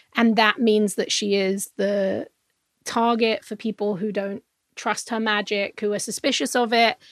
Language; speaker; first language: English; native; English